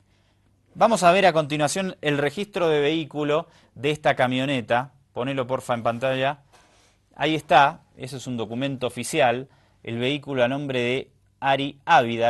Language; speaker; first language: Spanish; native; Spanish